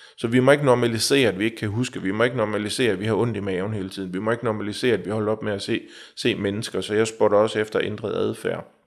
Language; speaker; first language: Danish; native; Danish